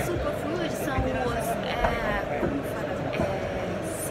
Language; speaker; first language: Portuguese; non-native, learner; Japanese